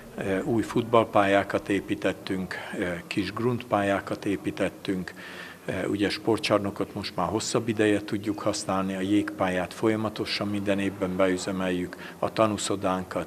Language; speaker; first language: Hungarian; native; Hungarian